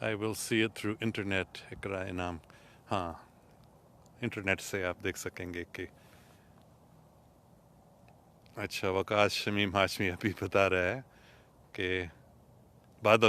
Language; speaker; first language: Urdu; non-native, fluent; English